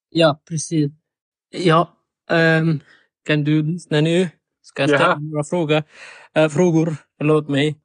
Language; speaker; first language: Swedish; non-native, learner; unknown